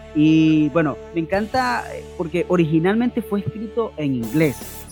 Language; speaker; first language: Spanish; native; Spanish